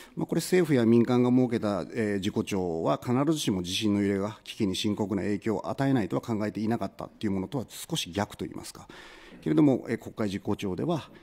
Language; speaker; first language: Japanese; native; Japanese